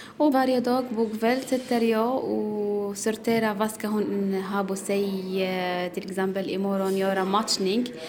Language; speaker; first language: Swedish; non-native, learner; Arabic